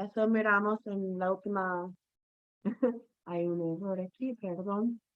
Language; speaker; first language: Spanish; non-native, fluent; English